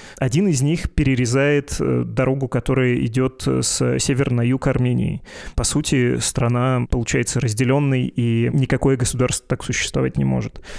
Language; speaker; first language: Russian; native; Russian